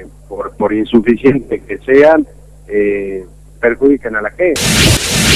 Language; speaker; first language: Spanish; native; Spanish